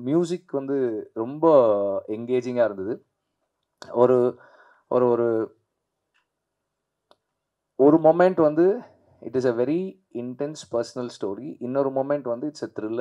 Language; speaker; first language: Tamil; native; Tamil